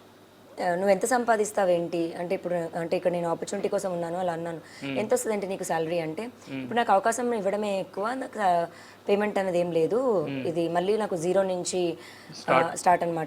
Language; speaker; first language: Telugu; native; Telugu